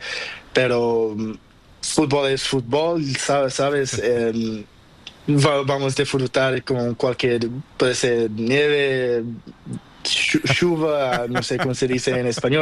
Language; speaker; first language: Spanish; non-native, learner; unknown